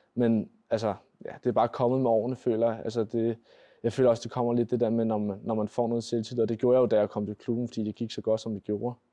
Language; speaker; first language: Danish; native; Danish